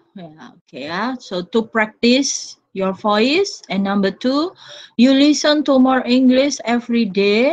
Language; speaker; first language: English; non-native, fluent; Indonesian